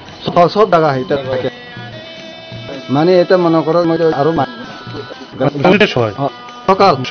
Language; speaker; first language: Bangla; non-native, local second language; Kok Borok